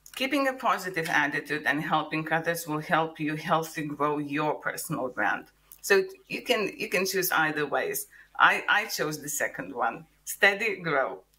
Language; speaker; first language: English; non-native, fluent; Lithuanian